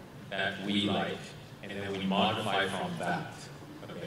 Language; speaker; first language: English; non-native, fluent; Chinese